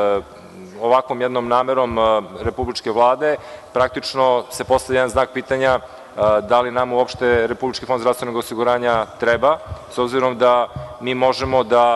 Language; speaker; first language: Serbian; native; Serbian